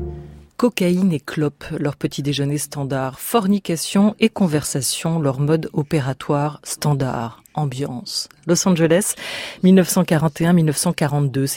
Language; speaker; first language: French; native; French